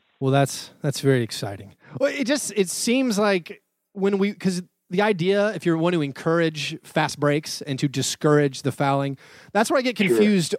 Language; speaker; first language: English; native; English